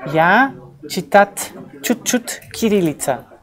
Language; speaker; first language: Russian; non-native, learner; English